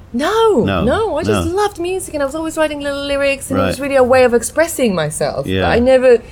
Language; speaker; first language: English; non-native, fluent; Slovak